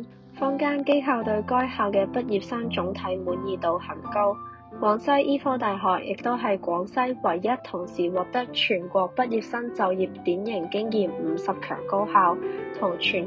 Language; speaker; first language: Chinese; non-native, local second language; Cantonese